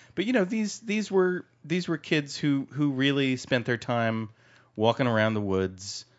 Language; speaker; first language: English; native; English